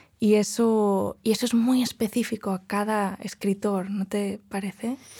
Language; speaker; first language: Spanish; non-native, local second language; Catalan